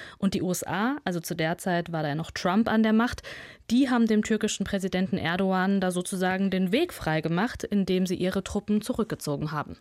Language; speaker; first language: German; early bilingual, other home language; Russian